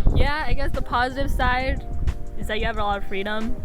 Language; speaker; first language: English; native; English